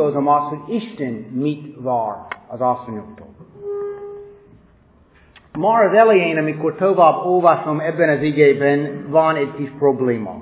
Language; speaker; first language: Hungarian; non-native, fluent; English